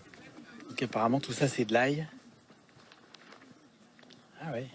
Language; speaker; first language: French; native; French